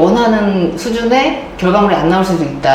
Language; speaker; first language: Korean; native; Korean